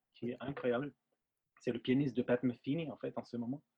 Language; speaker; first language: French; non-native, fluent; German